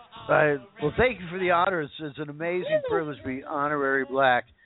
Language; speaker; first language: English; native; English